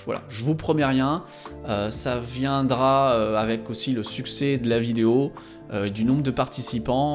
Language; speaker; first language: French; native; French